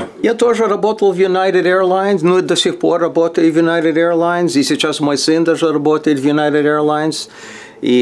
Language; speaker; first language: Russian; early bilingual, heritage; Russian